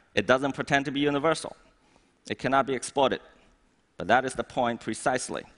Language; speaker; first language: English; non-native, fluent; Chinese